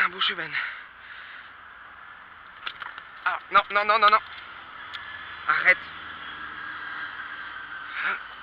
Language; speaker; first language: French; native; French